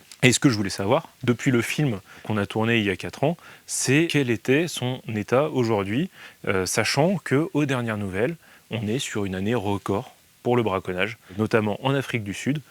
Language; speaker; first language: French; native; French